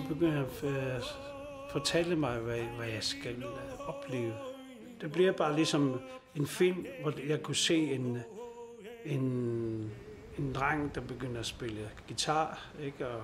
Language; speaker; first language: Danish; non-native, local second language; Kalaallisut